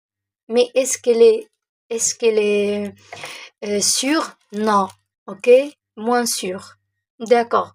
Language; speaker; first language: French; non-native, local second language; Arabic